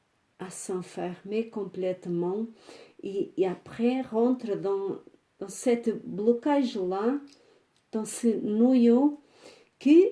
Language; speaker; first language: French; non-native, fluent; Portuguese